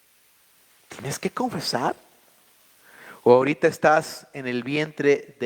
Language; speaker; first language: Spanish; native; Spanish